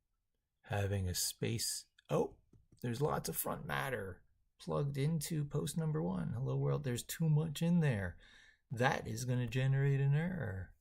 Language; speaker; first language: English; native; English